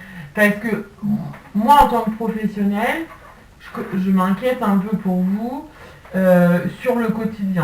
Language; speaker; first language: French; native; French